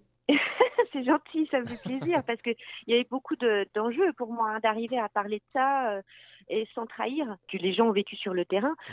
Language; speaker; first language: French; native; French